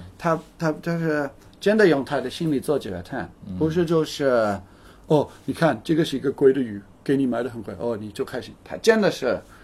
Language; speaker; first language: Chinese; non-native, fluent; English